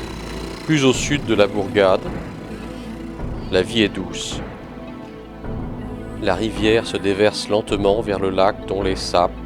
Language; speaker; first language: French; native; French